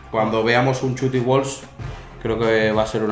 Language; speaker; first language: Spanish; native; Spanish